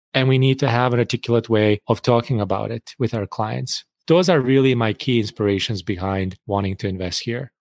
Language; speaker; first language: English; non-native, fluent; Bosnian